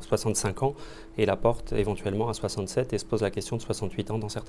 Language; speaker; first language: French; native; French